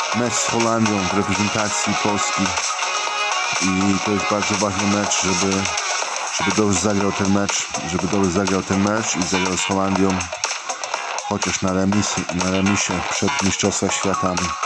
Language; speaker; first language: Polish; early bilingual, heritage; Polish